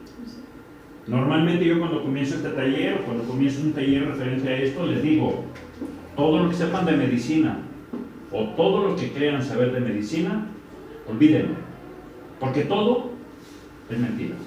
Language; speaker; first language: Spanish; native; Spanish